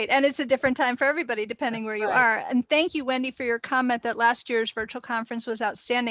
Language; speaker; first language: English; native; English